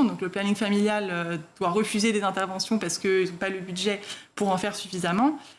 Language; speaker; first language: French; native; French